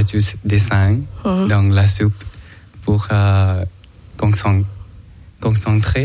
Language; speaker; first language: French; non-native, learner; Thai